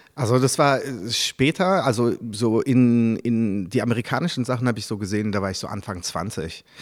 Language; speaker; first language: German; early bilingual, other home language; French